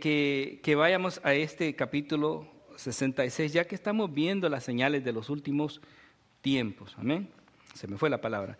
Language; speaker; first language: Spanish; native; Spanish